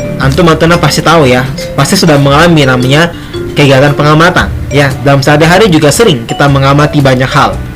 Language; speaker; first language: Indonesian; non-native, local second language; Minangkabau